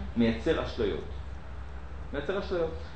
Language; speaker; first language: Hebrew; native; Hebrew